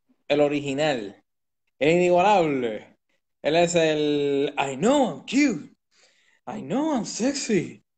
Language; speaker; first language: Spanish; native; Spanish